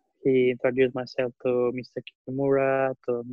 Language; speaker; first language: English; non-native, learner; Russian